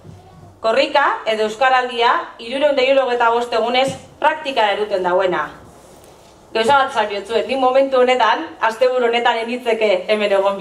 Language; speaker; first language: Basque; native; Basque